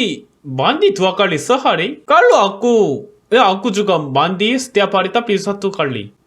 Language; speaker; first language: Indonesian; non-native, learner; Korean